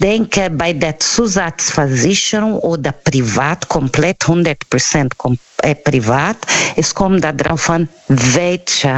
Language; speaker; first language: German; non-native, fluent; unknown